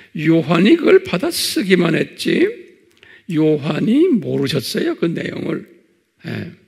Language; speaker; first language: Korean; native; Korean